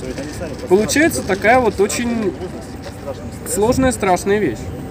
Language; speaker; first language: Russian; native; Russian